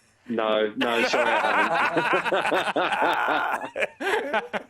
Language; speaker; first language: English; native; English